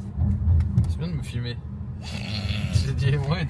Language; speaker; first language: French; native; French